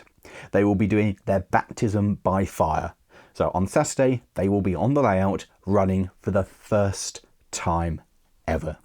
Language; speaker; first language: English; native; English